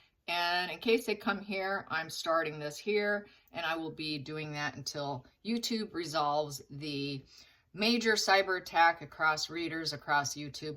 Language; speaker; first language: English; native; English